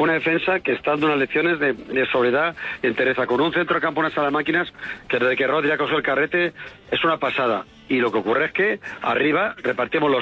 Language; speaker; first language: Spanish; native; Spanish